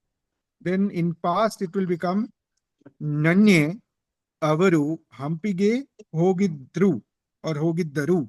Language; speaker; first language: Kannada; non-native, learner; English